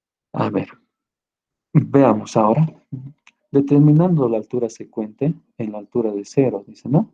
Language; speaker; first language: Spanish; native; Spanish